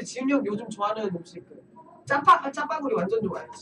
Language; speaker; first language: Korean; native; Korean